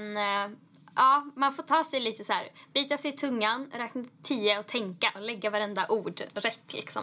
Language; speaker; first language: Swedish; native; Swedish